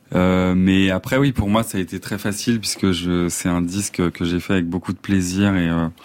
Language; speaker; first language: French; native; French